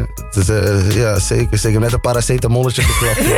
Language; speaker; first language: Dutch; native; Dutch